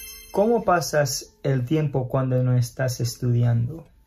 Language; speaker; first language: Spanish; non-native, fluent; English